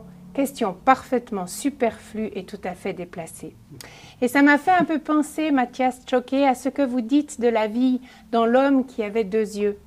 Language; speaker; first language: French; native; French